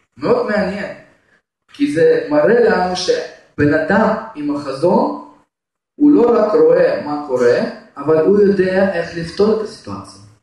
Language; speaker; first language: Hebrew; non-native, fluent; Russian